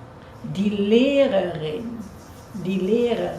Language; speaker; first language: German; non-native, fluent; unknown